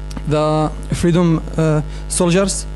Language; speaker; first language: English; non-native, learner; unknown